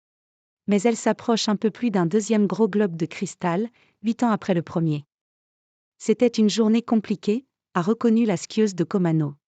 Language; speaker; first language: French; native; French